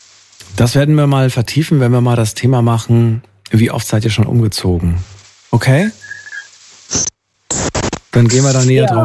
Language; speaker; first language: German; native; German